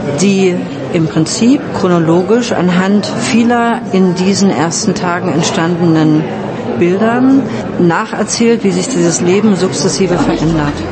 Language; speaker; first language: German; native; German